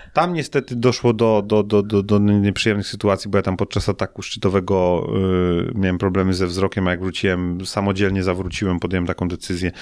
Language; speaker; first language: Polish; native; Polish